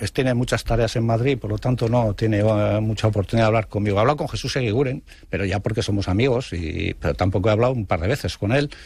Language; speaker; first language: Spanish; non-native, local second language; Basque